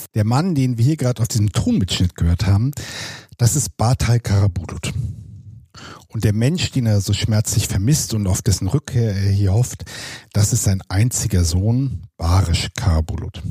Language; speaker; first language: German; native; German